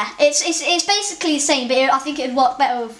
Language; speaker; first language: English; native; English